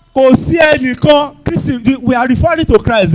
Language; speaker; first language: English; non-native, local second language; Yoruba